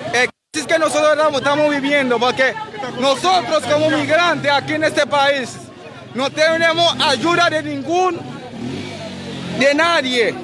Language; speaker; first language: Spanish; non-native, fluent; Haitian Creole